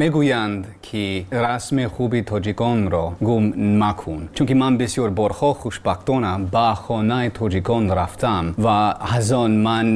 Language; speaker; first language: Tajik; non-native, learner; English